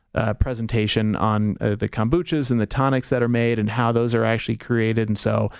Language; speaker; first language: English; early bilingual, other home language; German